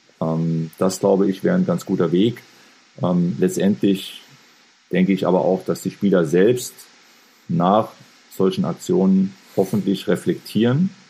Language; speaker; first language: German; native; German